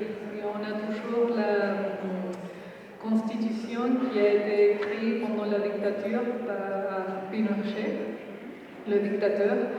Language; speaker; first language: French; non-native, fluent; Spanish